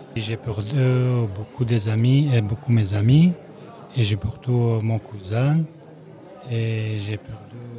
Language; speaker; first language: French; non-native, learner; Kurdish